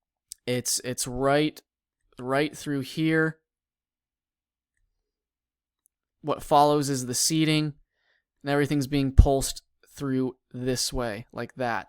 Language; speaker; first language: English; native; English